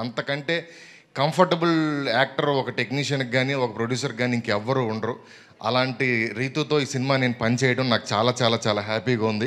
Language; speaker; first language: Telugu; native; Telugu